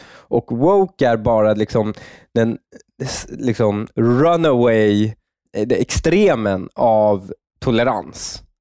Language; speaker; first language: Swedish; native; Swedish